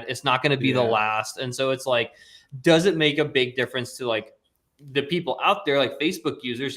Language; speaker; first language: English; native; English